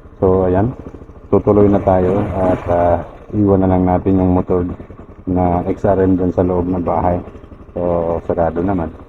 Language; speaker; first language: Filipino; non-native, local second language; Cebuano